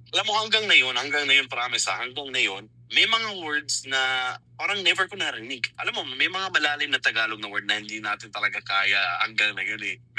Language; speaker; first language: Filipino; non-native, fluent; Arabic